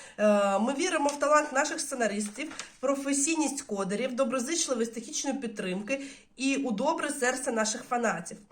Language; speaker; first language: Ukrainian; non-native, local second language; Russian